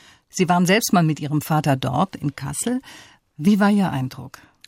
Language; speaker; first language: German; native; German